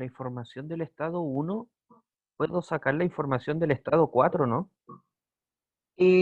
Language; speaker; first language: Spanish; native; Spanish